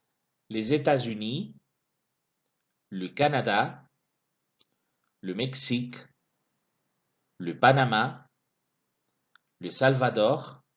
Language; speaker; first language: French; non-native, fluent; Spanish